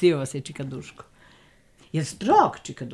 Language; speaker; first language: Serbian; native; Serbian